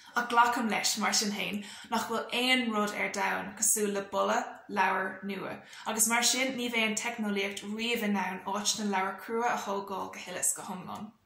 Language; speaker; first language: Irish; non-native, local second language; English